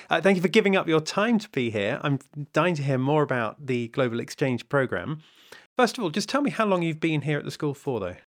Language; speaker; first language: English; native; English